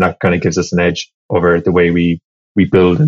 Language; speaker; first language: English; native; English